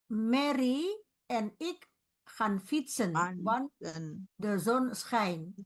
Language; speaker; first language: Dutch; non-native, fluent; Indonesian